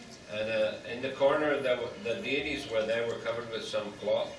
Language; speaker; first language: English; native; English